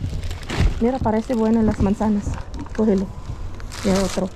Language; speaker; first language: Spanish; non-native, learner; Filipino